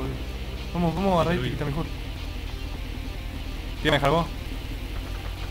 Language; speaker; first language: Spanish; native; Spanish